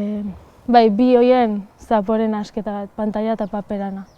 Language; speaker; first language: Basque; native; Basque